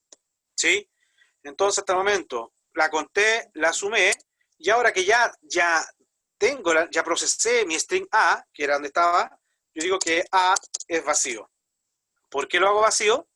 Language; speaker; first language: Spanish; native; Spanish